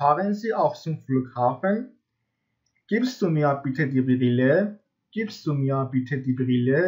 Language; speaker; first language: German; non-native, fluent; Persian